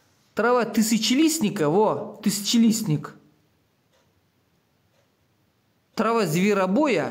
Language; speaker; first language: Russian; non-native, local second language; Uzbek